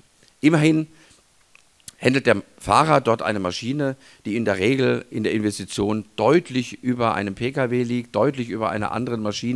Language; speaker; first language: German; native; German